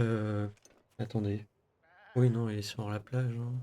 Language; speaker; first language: French; native; French